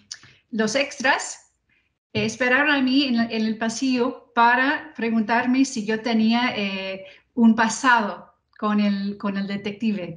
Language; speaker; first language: Spanish; non-native, fluent; English